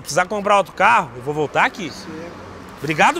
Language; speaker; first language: Portuguese; native; Portuguese